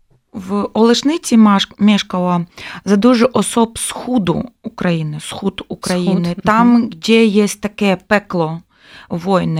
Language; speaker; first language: Polish; non-native, learner; Ukrainian